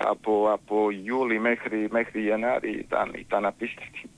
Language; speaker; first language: Greek; non-native, fluent; Serbian